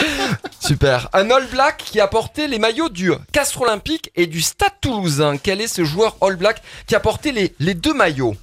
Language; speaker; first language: French; native; French